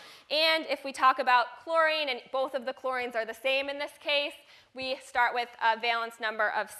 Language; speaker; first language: English; native; English